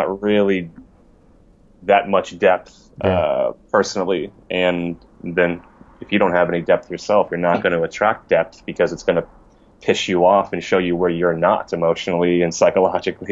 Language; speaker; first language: English; native; English